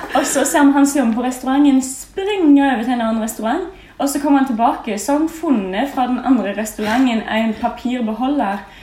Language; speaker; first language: Norwegian; native; Norwegian